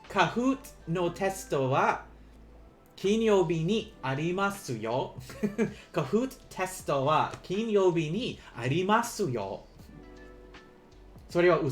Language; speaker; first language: Japanese; non-native, learner; English